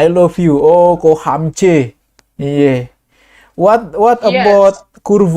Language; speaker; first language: English; non-native, learner; Indonesian